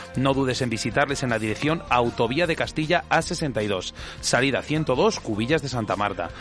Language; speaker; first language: Spanish; native; Spanish